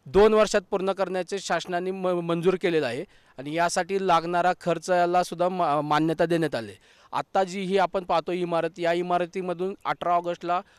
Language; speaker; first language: Marathi; native; Marathi